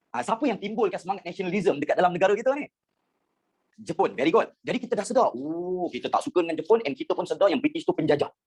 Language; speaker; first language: Malay; native; Malay